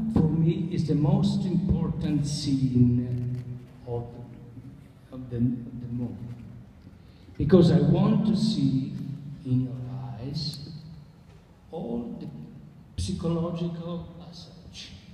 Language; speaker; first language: English; non-native, learner; Italian